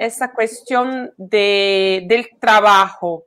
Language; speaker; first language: Spanish; non-native, fluent; Portuguese